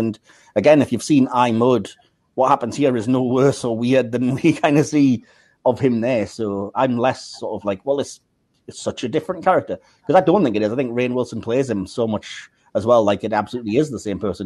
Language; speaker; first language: English; native; English